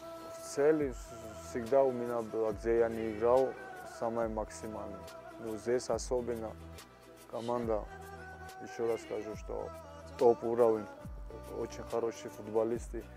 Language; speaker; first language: Russian; non-native, fluent; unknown